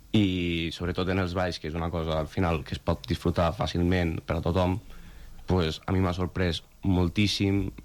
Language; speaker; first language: Catalan; non-native, local second language; Spanish